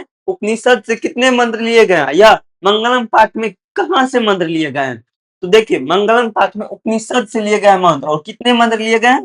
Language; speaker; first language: Hindi; native; Hindi